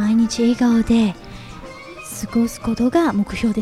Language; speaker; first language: Japanese; non-native, fluent; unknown